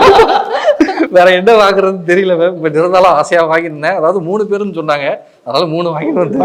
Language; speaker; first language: Tamil; native; Tamil